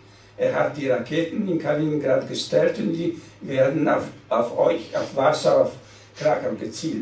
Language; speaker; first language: German; non-native, fluent; Polish